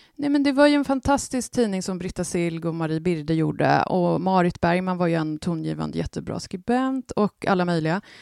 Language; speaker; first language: Swedish; native; Swedish